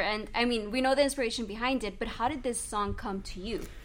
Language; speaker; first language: English; early bilingual, other home language; Spanish